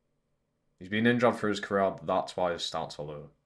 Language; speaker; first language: English; native; English